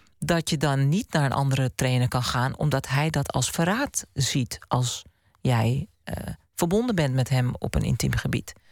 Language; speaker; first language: Dutch; native; Dutch